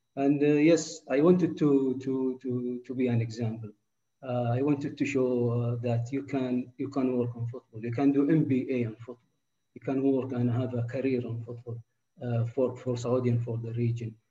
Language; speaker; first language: English; non-native, fluent; Arabic